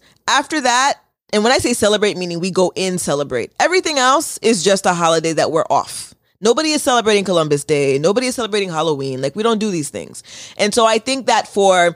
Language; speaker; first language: English; native; English